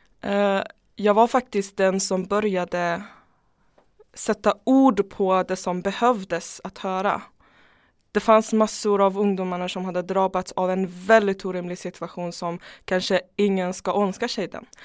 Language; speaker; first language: Swedish; non-native, fluent; Persian